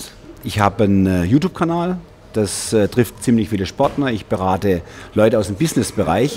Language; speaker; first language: German; native; German